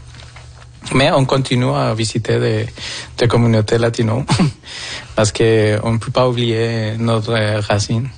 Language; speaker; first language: French; non-native, fluent; Spanish